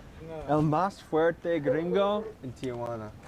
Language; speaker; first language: Spanish; non-native, learner; English